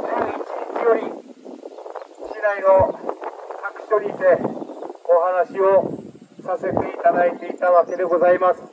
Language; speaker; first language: Japanese; native; Japanese